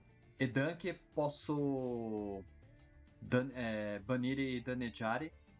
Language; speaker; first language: Italian; non-native, fluent; Portuguese